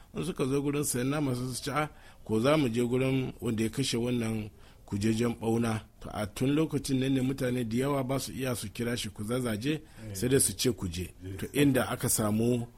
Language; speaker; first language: Hausa; non-native, local second language; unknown